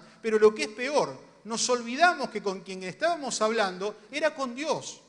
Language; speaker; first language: Spanish; native; Spanish